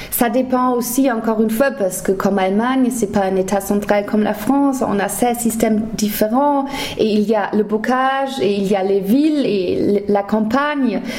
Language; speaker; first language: French; non-native, fluent; German